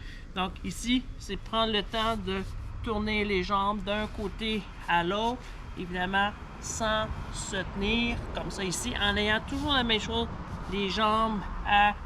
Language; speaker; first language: French; native; French